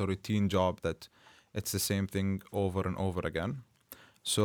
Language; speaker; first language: English; non-native, fluent; Arabic